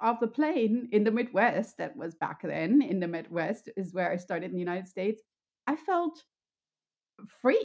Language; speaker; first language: English; non-native, fluent; German